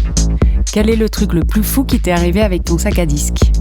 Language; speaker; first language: French; native; French